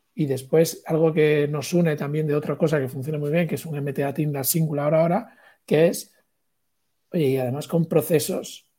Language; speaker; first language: Spanish; native; Spanish